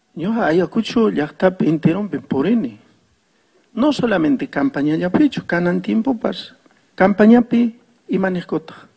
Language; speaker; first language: Spanish; non-native, local second language; Quechua